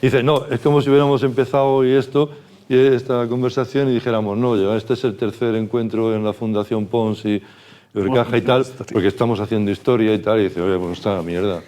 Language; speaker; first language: Spanish; native; Spanish